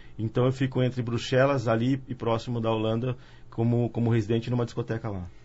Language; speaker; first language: Portuguese; native; Portuguese